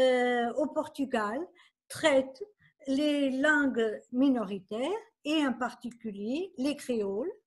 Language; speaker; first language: French; non-native, fluent; Portuguese